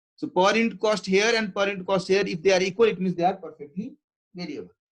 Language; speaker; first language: English; non-native, local second language; Nepali